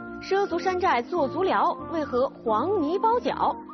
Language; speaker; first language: Chinese; native; Chinese